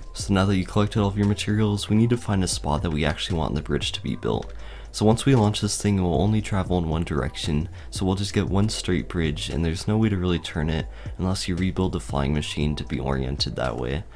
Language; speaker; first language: English; native; English